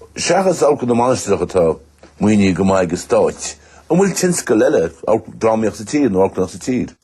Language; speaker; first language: Irish; native; Irish